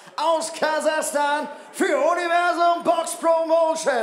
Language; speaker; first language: German; native; German